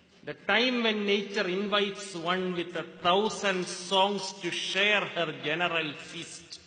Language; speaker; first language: English; non-native, local second language; Malayalam